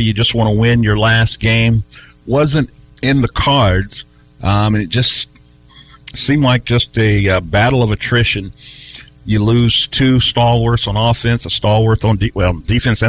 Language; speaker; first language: English; native; English